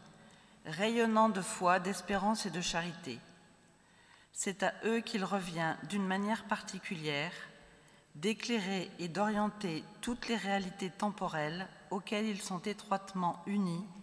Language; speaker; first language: French; native; French